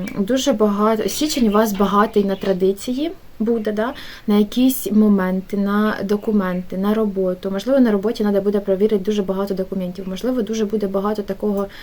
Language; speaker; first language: Ukrainian; native; Ukrainian